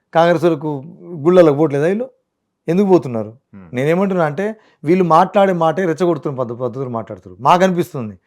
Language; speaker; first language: Telugu; non-native, local second language; Lambadi